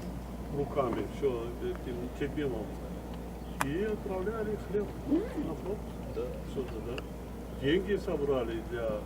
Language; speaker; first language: Russian; non-native, local second language; Tajik